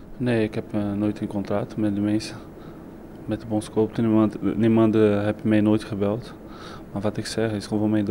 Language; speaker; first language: Dutch; non-native, learner; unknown